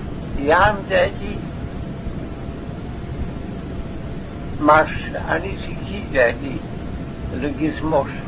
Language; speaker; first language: Greek; non-native, learner; Russian